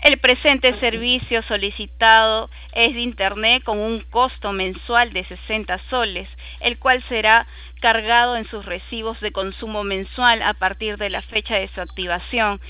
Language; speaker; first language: Spanish; native; Spanish